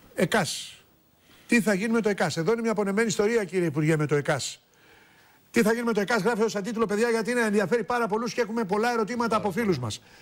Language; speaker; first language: Greek; native; Greek